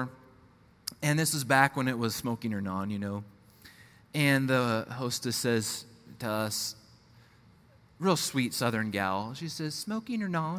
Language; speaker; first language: English; native; English